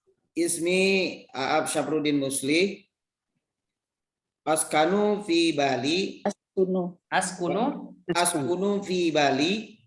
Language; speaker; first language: Arabic; non-native, learner; Indonesian